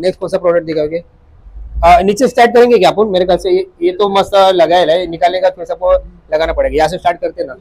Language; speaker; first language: Hindi; non-native, local second language; Marathi